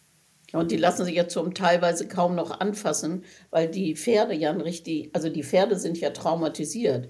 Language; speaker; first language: German; native; German